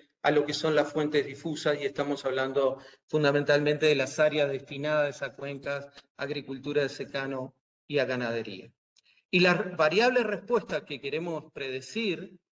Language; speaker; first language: Spanish; native; Spanish